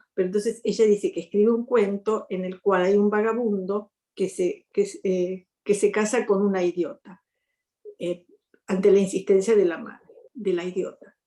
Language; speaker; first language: Spanish; native; Spanish